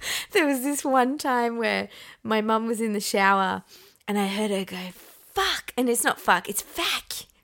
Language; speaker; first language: English; non-native, fluent; Persian